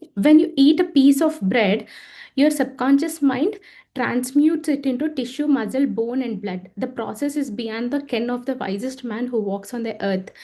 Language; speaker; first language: English; non-native, local second language; Telugu